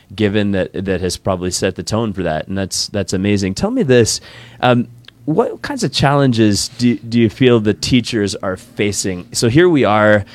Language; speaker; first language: English; native; English